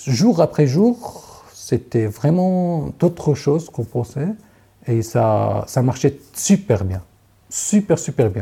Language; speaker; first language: French; non-native, learner; Arabic